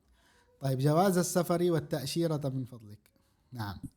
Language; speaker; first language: Arabic; non-native, fluent; Indonesian